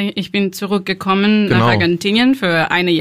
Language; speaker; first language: German; non-native, learner; Spanish